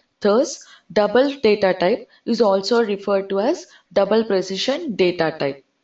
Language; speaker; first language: English; non-native, local second language; Telugu